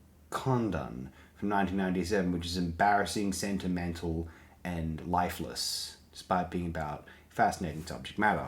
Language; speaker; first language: English; native; English